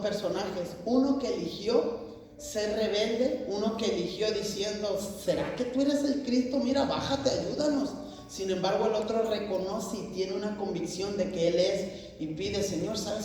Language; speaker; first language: Spanish; native; Spanish